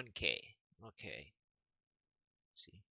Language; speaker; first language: English; native; English